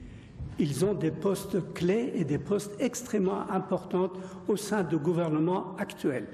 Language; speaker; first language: French; non-native, fluent; Persian